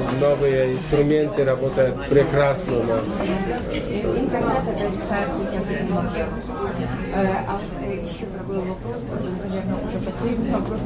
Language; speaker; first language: Russian; non-native, learner; Polish